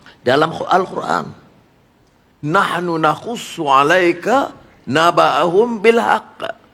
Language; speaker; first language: Malay; native; Malay